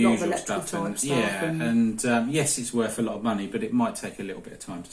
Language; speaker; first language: English; native; English